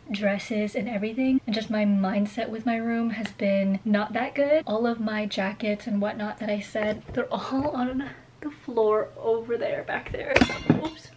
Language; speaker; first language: English; native; English